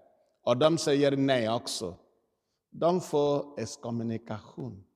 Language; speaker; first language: Swedish; non-native, fluent; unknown